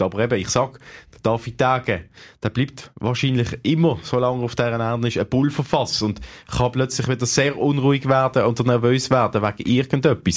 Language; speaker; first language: German; native; German